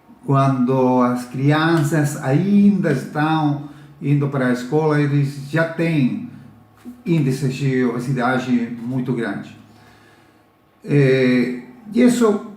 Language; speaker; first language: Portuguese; non-native, learner; Spanish